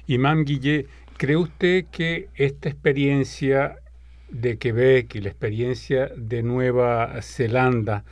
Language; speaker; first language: Spanish; native; Spanish